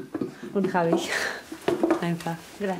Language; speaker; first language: German; non-native, learner; Spanish